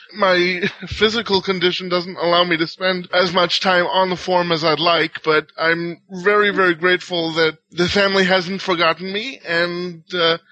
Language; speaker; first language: English; non-native, fluent; Hebrew